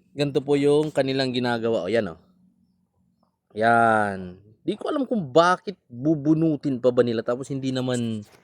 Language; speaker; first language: Filipino; non-native, local second language; Bikol